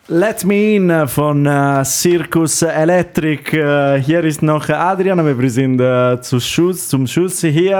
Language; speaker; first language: German; non-native, learner; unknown